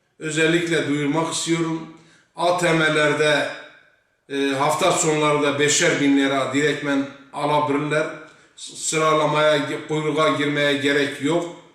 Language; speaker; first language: Turkish; native; Turkish